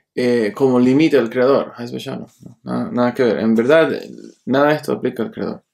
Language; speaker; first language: Spanish; early bilingual, heritage; Spanish